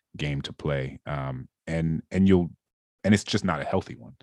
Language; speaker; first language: English; native; English